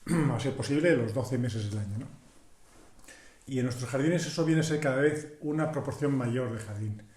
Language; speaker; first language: Spanish; native; Spanish